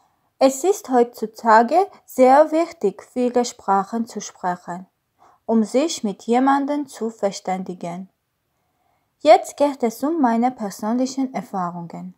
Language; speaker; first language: German; non-native, learner; Armenian